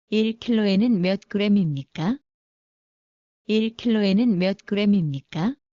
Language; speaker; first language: Korean; non-native, learner; Bangla